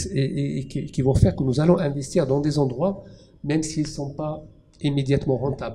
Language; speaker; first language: French; non-native, local second language; Arabic